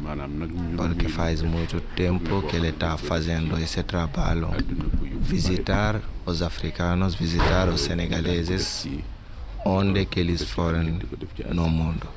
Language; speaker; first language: Portuguese; non-native, fluent; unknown